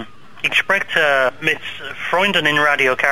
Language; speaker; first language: German; non-native, learner; English